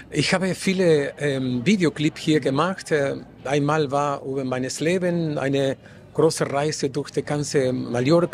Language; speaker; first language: German; non-native, fluent; Spanish